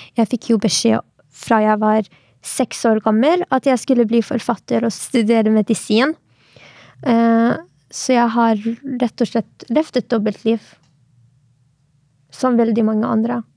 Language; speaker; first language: Norwegian; early bilingual, other home language; Arabic